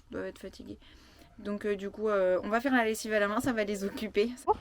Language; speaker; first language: French; native; French